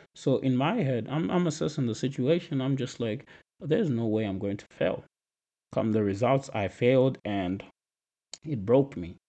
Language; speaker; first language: English; non-native, local second language; Shona